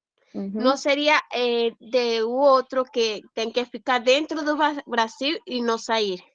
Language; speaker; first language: Portuguese; non-native, learner; Spanish